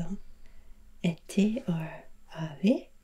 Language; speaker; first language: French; non-native, learner; German